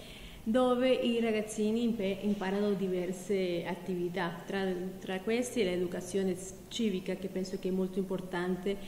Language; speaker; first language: Italian; non-native, fluent; Spanish